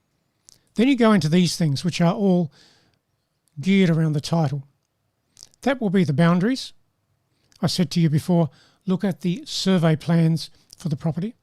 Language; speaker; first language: English; native; English